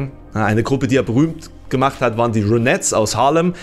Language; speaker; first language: German; native; German